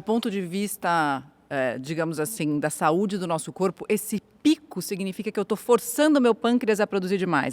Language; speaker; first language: Portuguese; native; Portuguese